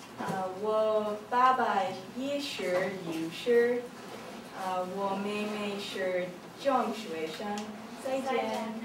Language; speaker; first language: Chinese; non-native, learner; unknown